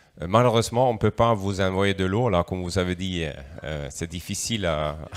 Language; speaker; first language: French; non-native, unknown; Norwegian